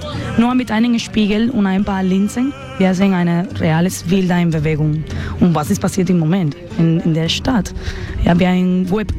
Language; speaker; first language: German; non-native, learner; Spanish